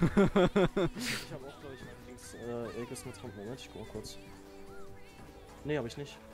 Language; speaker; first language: German; native; German